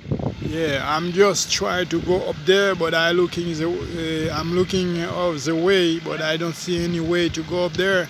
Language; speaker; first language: English; non-native, fluent; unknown